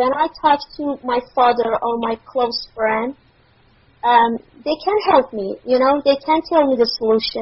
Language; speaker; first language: English; non-native, learner; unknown